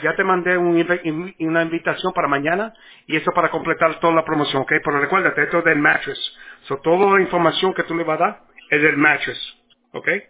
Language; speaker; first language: Spanish; early bilingual, heritage; Spanish